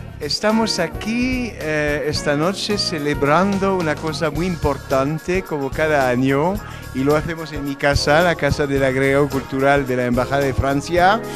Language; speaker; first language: Spanish; non-native, fluent; French